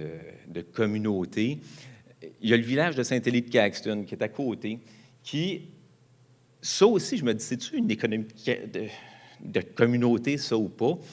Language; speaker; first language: French; native; French